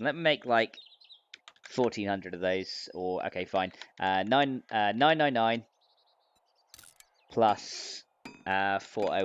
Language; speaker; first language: English; native; English